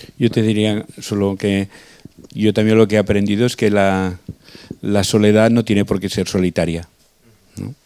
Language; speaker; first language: Spanish; non-native, local second language; Catalan